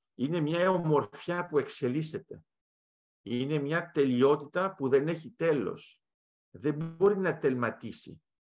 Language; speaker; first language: Greek; early bilingual, heritage; Greek